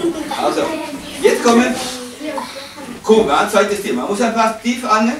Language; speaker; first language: German; non-native, learner; Spanish